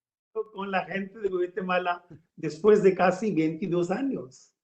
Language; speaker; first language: Spanish; non-native, fluent; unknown